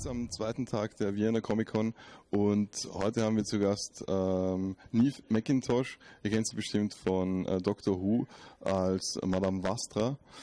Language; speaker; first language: German; native; German